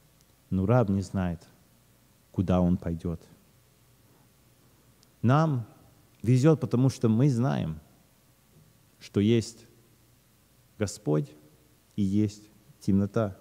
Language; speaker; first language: Russian; early bilingual, heritage; Russian